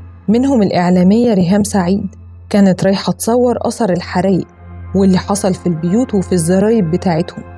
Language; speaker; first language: Arabic; native; Arabic